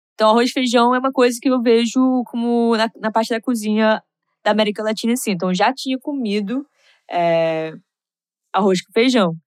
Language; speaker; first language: Portuguese; non-native, fluent; English